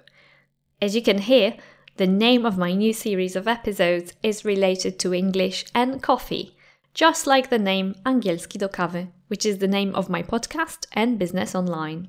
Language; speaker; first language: English; non-native, fluent; Polish